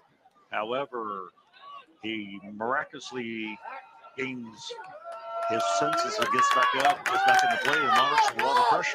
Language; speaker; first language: English; native; English